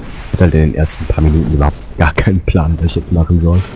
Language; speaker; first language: German; native; German